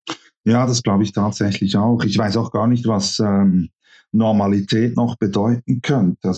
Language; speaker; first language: German; native; German